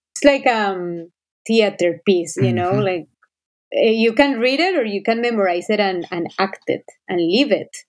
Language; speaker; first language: English; non-native, fluent; Spanish